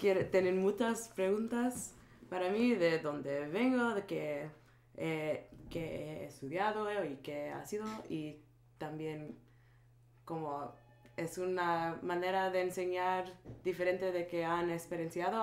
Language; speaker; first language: Spanish; non-native, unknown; English